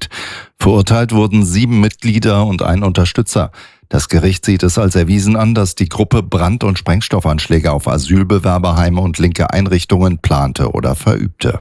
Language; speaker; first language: German; native; German